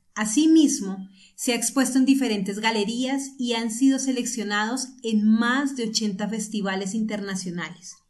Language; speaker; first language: Spanish; native; Spanish